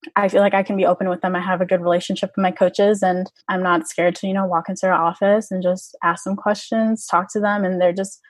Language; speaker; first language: English; native; English